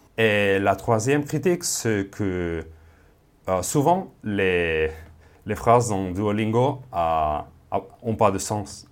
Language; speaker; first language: French; non-native, fluent; Spanish